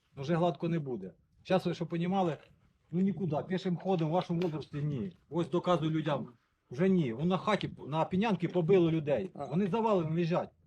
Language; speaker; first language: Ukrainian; native; Ukrainian